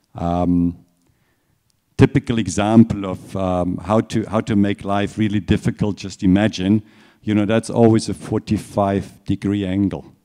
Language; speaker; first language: English; non-native, fluent; German